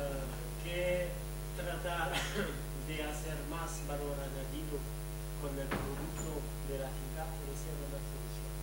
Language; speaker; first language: Spanish; non-native, fluent; French